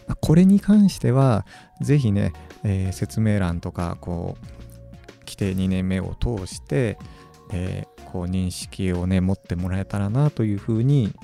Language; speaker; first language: Japanese; native; Japanese